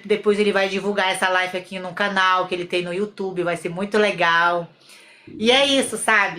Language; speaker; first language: Portuguese; native; Portuguese